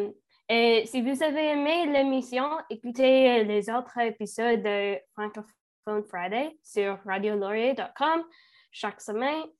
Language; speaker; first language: French; non-native, learner; English